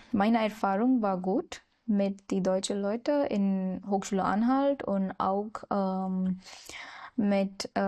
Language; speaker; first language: German; non-native, learner; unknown